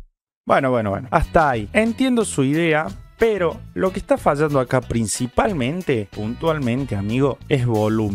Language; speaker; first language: Spanish; native; Spanish